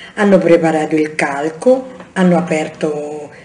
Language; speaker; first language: Italian; native; Italian